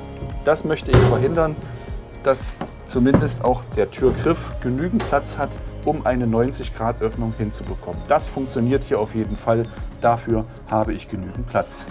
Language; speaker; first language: German; native; German